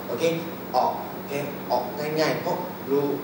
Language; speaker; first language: Thai; non-native, learner; Chinese